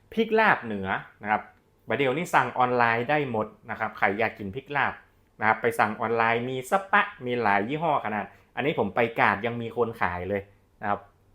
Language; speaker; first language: Thai; native; Thai